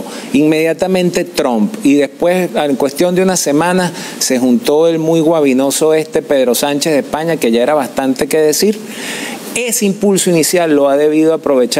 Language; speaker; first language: Spanish; native; Spanish